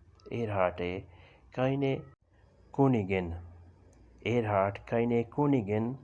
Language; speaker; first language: German; non-native, learner; Urdu